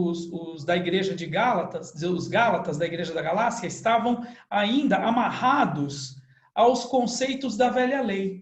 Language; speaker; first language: Portuguese; native; Portuguese